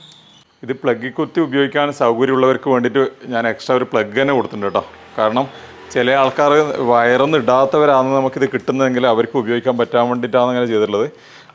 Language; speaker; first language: Malayalam; native; Malayalam